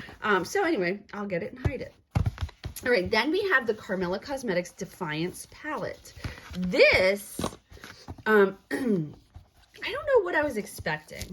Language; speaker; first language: English; native; English